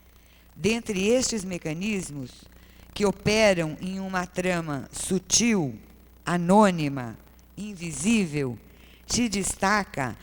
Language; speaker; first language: Portuguese; native; Portuguese